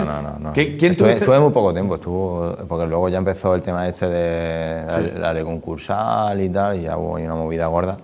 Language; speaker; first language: Spanish; native; Spanish